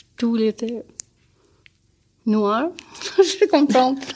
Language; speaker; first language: French; non-native, learner; Albanian